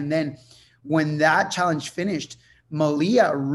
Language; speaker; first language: English; non-native, fluent; Spanish